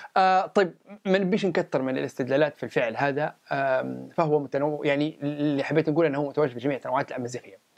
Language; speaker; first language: Arabic; native; Arabic